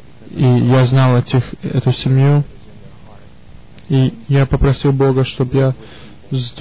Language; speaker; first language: Russian; early bilingual, heritage; Russian